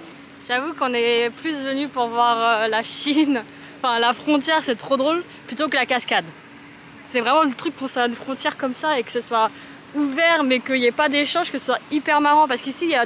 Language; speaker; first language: French; native; French